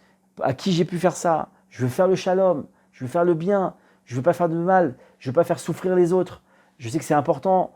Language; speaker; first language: French; native; French